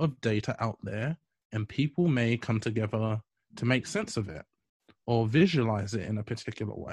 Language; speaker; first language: English; native; English